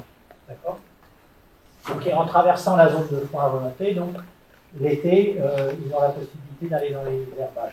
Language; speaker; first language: French; native; French